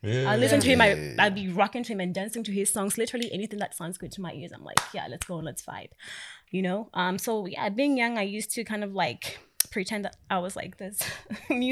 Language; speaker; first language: English; non-native, local second language; Tswana